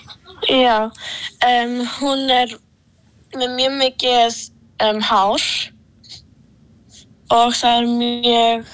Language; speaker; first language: Icelandic; early bilingual, other home language; Polish